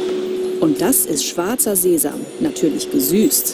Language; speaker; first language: German; native; German